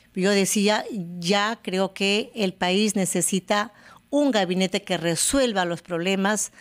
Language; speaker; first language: Spanish; native; Spanish